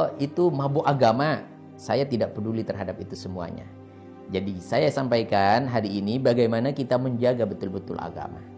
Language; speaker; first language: Indonesian; non-native, local second language; Madurese